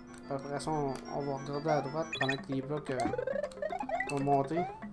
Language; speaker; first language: French; native; French